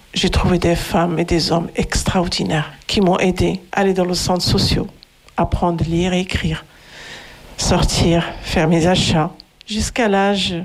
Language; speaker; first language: French; non-native, local second language; Arabic